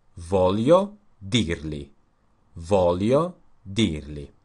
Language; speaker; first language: Italian; non-native, learner; Russian